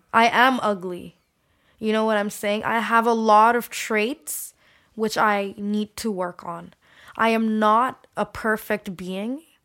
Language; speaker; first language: English; early bilingual, other home language; Bangla